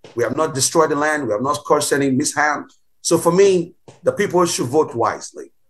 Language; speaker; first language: English; non-native, local second language; Bini